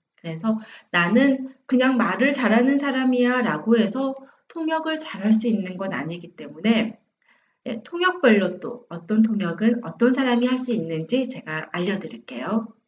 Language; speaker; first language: Korean; native; Korean